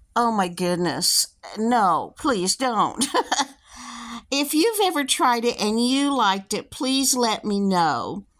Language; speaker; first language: English; native; English